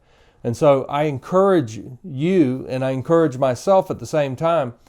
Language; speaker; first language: English; native; English